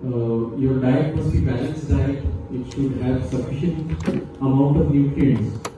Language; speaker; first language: English; non-native, local second language; Marathi